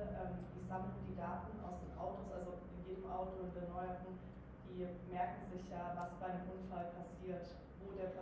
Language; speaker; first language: German; native; German